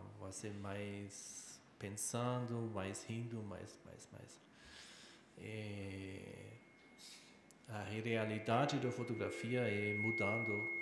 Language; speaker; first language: Portuguese; non-native, learner; German